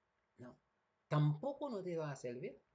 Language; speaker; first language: Spanish; non-native, fluent; Haitian Creole